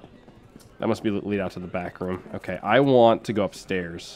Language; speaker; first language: English; native; English